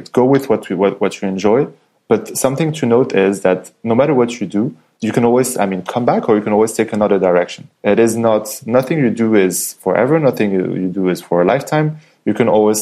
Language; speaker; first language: English; non-native, fluent; French